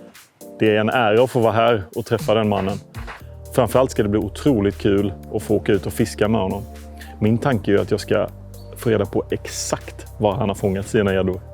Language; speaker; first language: Swedish; native; Swedish